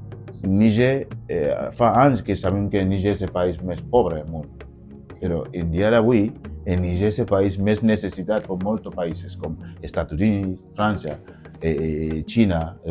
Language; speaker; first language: Catalan; non-native, learner; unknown